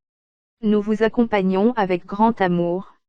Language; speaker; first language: French; native; French